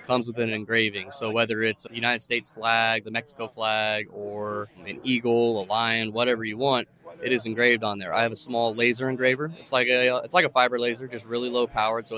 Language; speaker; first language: English; native; English